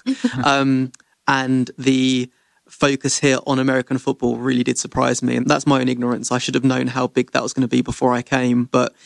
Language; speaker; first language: English; native; English